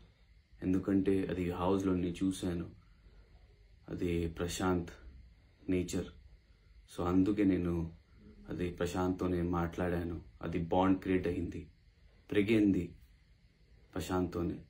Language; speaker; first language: Telugu; non-native, learner; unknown